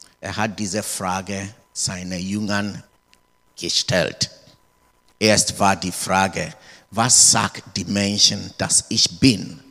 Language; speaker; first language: German; non-native, learner; English